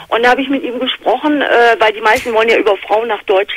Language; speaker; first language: German; native; German